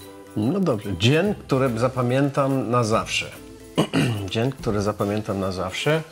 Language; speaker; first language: Polish; non-native, fluent; English